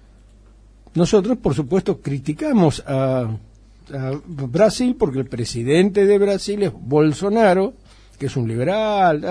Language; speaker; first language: Spanish; native; Spanish